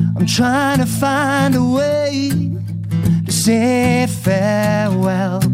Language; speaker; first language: English; native; English